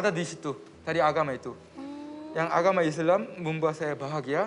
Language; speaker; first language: Indonesian; non-native, fluent; Korean